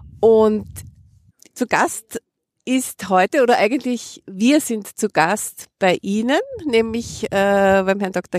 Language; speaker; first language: German; native; German